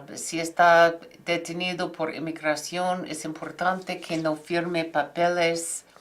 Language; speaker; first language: Spanish; non-native, fluent; English